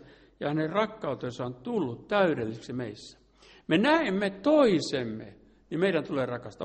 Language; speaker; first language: Finnish; native; Finnish